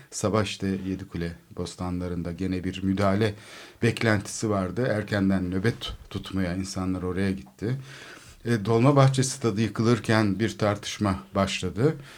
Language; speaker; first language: Turkish; native; Turkish